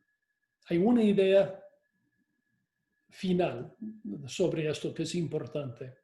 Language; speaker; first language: Spanish; non-native, fluent; English